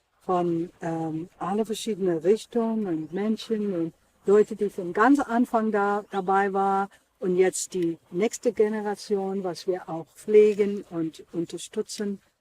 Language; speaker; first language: German; non-native, fluent; English